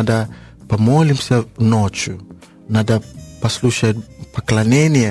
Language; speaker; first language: Russian; non-native, learner; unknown